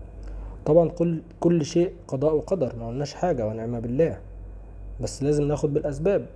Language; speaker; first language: Arabic; native; Arabic